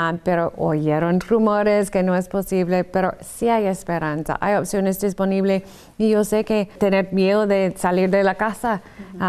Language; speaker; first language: Spanish; non-native, fluent; English